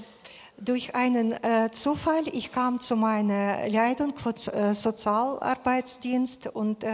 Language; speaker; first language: German; non-native, fluent; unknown